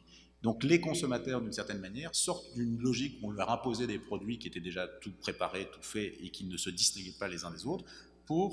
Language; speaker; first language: French; native; French